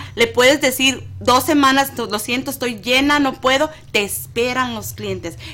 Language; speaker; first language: Spanish; native; Spanish